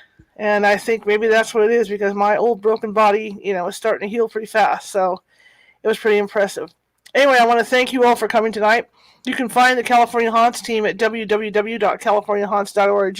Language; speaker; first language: English; native; English